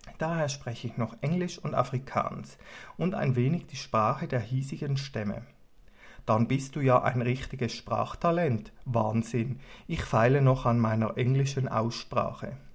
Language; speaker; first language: German; native; German